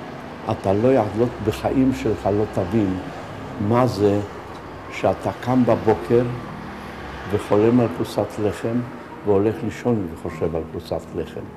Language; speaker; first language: Hebrew; non-native, fluent; Polish